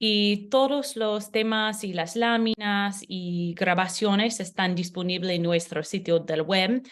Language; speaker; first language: Spanish; non-native, learner; English